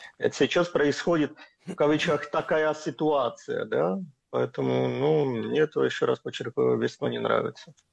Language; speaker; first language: Russian; non-native, fluent; Czech